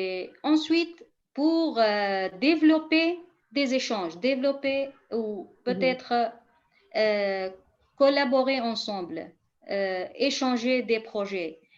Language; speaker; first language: French; non-native, fluent; Kurdish